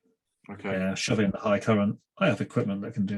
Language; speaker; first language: English; native; English